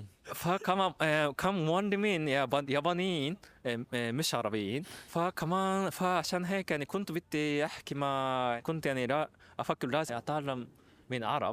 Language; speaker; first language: Arabic; non-native, fluent; Japanese